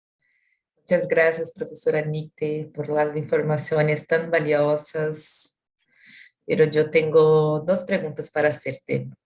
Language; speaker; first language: Spanish; non-native, learner; Portuguese